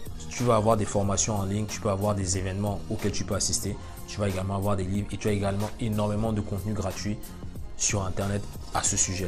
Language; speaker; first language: French; native; French